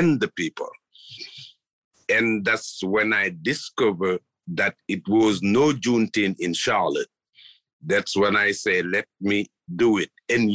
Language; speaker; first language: English; non-native, fluent; Wolof